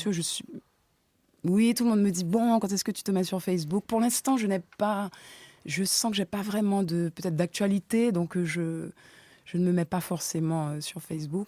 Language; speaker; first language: French; native; French